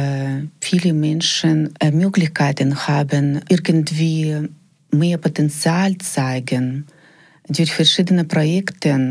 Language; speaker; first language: German; non-native, fluent; Ukrainian